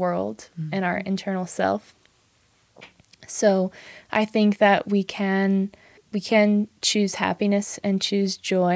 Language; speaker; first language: English; native; English